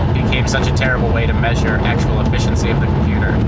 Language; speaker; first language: English; native; English